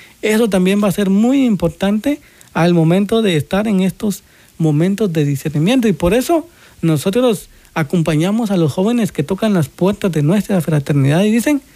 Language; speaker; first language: Spanish; native; Spanish